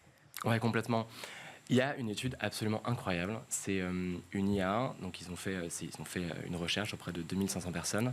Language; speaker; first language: French; native; French